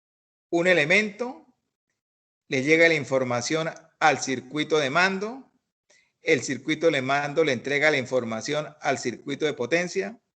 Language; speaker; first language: Spanish; native; Spanish